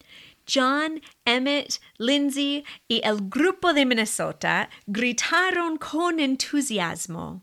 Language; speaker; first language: Spanish; non-native, fluent; English